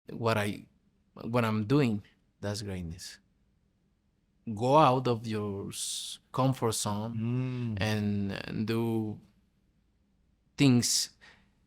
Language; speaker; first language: English; non-native, fluent; Spanish